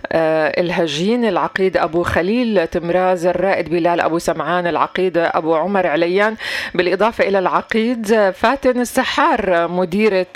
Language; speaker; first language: Arabic; native; Arabic